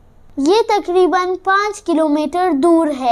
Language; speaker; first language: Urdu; early bilingual, heritage; Urdu